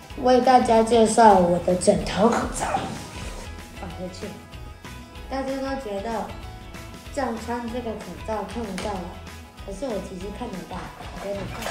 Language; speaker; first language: Chinese; early bilingual, heritage; Chinese